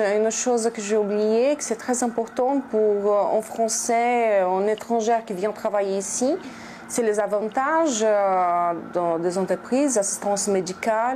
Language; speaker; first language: French; non-native, fluent; Portuguese